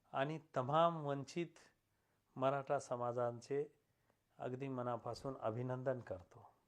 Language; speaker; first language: Marathi; non-native, local second language; Lambadi